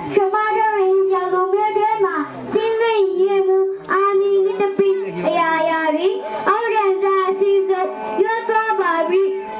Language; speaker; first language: Burmese; non-native, local second language; Rohingya